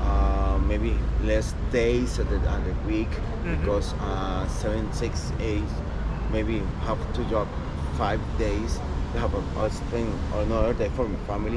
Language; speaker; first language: English; non-native, learner; Spanish